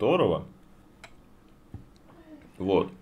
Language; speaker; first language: Russian; native; Russian